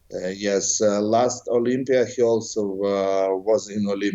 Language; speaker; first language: English; non-native, learner; Ukrainian